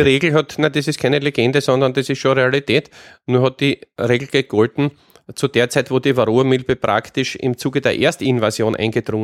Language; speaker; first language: German; native; German